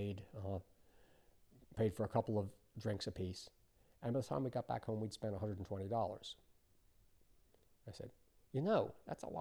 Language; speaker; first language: English; native; English